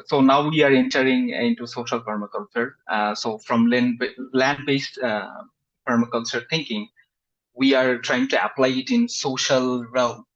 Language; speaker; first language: English; non-native, fluent; Bangla